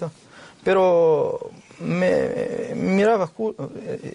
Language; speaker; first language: Spanish; non-native, learner; Portuguese